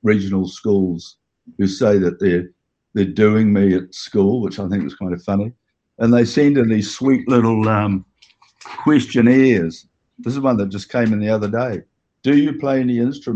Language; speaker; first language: English; native; English